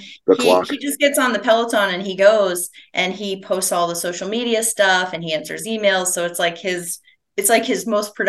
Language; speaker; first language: English; native; English